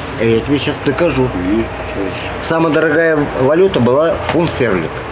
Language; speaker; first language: Russian; native; Russian